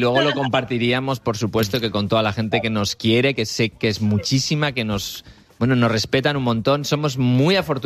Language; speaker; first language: Spanish; native; Spanish